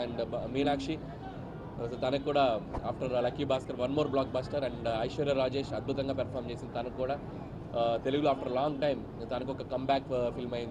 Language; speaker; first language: Telugu; native; Telugu